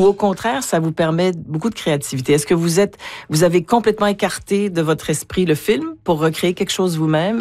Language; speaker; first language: French; native; French